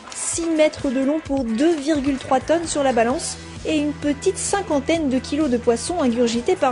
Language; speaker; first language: French; native; French